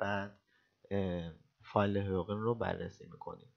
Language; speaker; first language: Persian; native; Persian